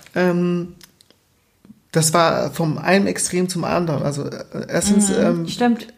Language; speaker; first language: German; early bilingual, other home language; Portuguese